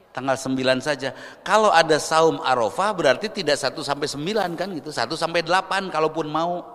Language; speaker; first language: Indonesian; non-native, local second language; Sundanese